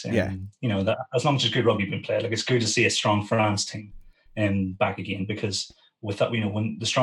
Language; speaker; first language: English; native; English